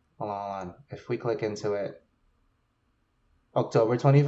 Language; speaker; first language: English; native; English